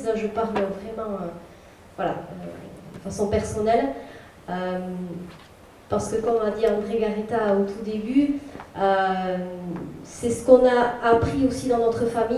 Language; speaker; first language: French; native; French